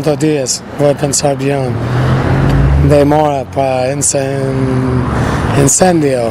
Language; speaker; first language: Spanish; non-native, learner; English